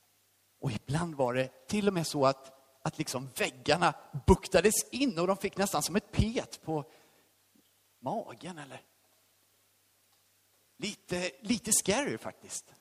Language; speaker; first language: Swedish; native; Swedish